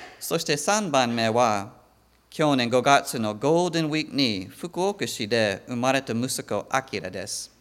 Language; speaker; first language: Japanese; non-native, fluent; English